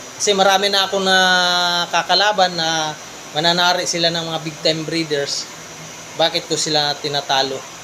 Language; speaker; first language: Filipino; non-native, local second language; Cebuano